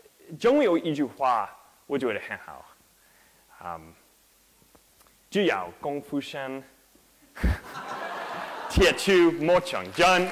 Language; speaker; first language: Chinese; non-native, learner; English